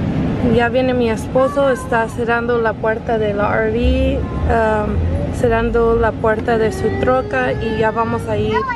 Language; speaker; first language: Spanish; early bilingual, heritage; English